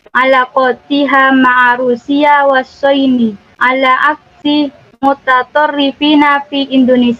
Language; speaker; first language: Arabic; non-native, learner; Indonesian